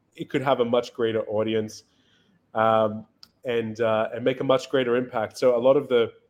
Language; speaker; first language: English; native; English